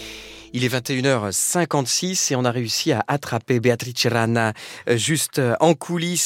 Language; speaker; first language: French; native; French